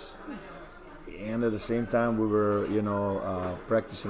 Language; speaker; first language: English; non-native, fluent; Serbian